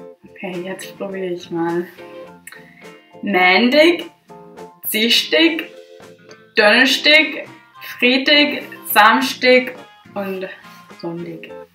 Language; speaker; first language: German; non-native, learner; English